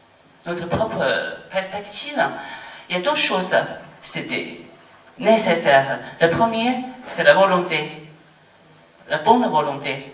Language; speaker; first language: French; non-native, fluent; Chinese